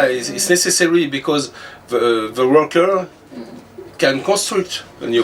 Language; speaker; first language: English; non-native, learner; French